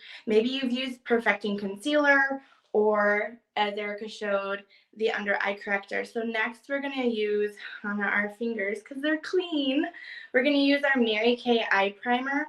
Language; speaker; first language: English; native; English